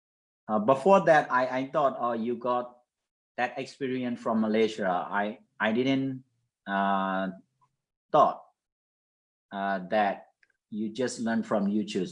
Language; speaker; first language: English; non-native, fluent; Mon